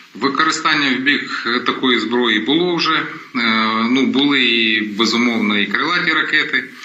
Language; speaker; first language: Ukrainian; non-native, local second language; Russian